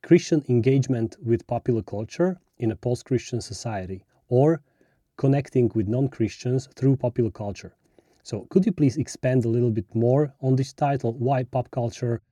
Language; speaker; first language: English; non-native, fluent; Slovak